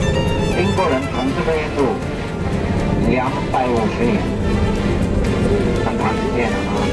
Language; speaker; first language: Chinese; non-native, fluent; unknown